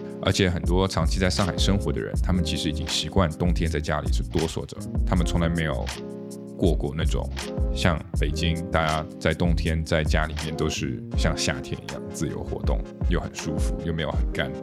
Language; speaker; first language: Chinese; early bilingual, heritage; Chinese